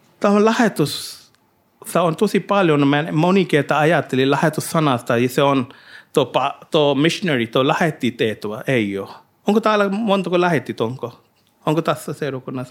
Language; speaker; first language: Finnish; non-native, learner; Hindi